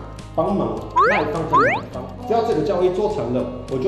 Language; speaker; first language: Chinese; early bilingual, heritage; Portuguese